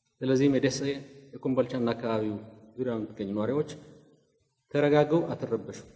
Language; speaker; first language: Amharic; non-native, local second language; Tigrinya